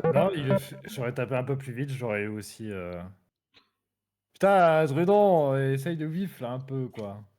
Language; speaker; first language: French; native; French